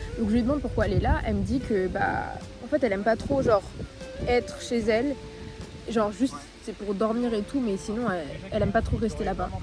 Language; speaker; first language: French; native; French